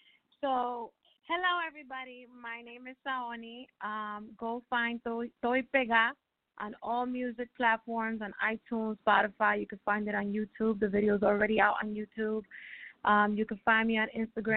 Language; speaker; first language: English; native; English